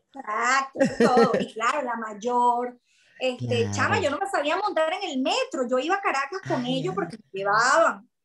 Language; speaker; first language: Spanish; native; Spanish